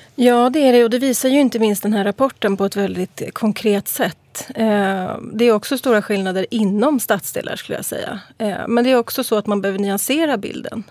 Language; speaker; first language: Swedish; native; Swedish